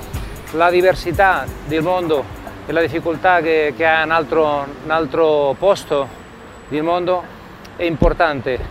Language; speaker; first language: Italian; non-native, learner; Spanish